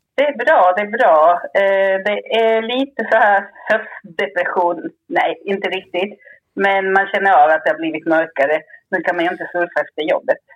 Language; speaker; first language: Swedish; early bilingual, other home language; Spanish